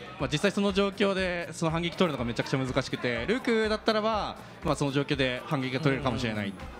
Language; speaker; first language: Japanese; native; Japanese